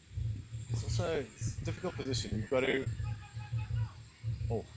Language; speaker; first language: English; native; English